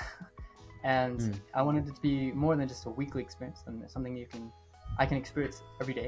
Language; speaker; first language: English; native; English